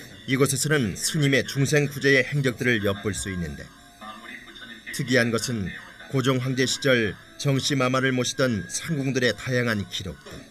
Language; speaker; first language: Korean; native; Korean